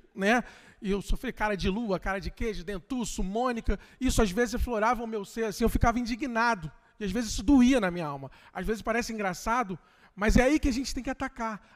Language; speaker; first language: Portuguese; native; Portuguese